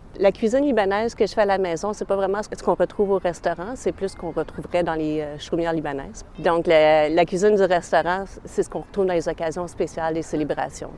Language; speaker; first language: French; native; French